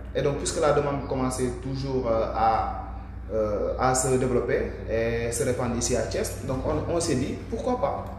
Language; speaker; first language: French; non-native, local second language; Wolof